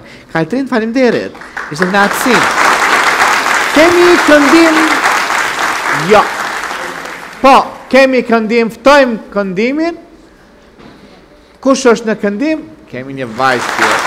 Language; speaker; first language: Albanian; native; Albanian